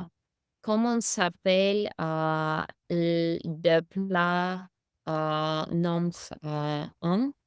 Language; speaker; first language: French; non-native, learner; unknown